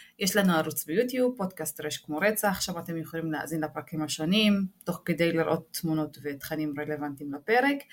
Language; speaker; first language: Hebrew; non-native, local second language; Arabic